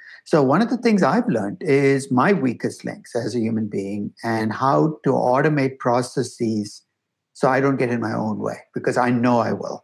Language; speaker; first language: English; non-native, local second language; Tamil